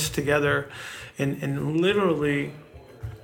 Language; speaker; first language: English; native; English